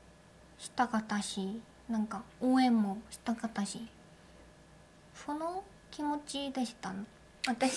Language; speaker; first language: Japanese; non-native, learner; Korean